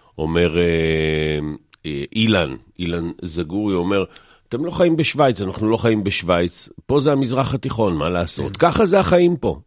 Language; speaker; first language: Hebrew; native; Hebrew